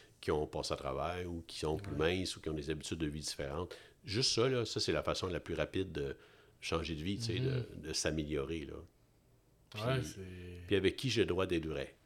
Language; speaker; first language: French; native; French